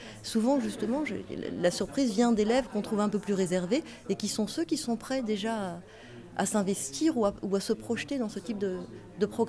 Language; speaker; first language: French; native; French